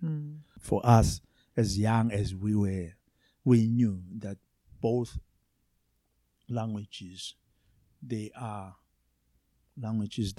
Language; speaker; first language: English; non-native, local second language; Zulu